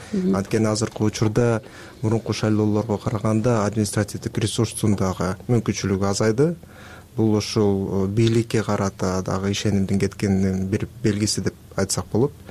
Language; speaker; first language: Kyrgyz; native; Kyrgyz